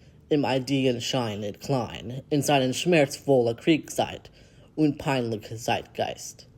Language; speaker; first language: German; non-native, learner; English